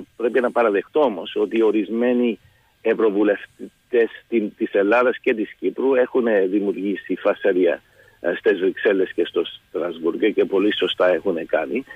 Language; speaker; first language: Greek; early bilingual, heritage; Greek